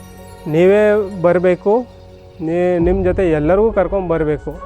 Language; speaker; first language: Kannada; non-native, local second language; Marathi